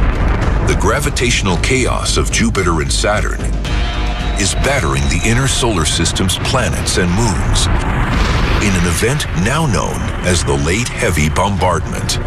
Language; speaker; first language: English; native; English